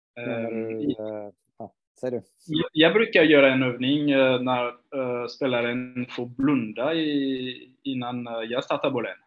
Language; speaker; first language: Swedish; non-native, fluent; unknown